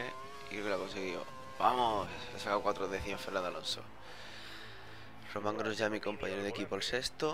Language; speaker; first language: Spanish; native; Spanish